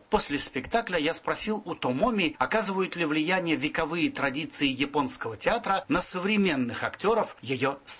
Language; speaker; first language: Russian; native; Russian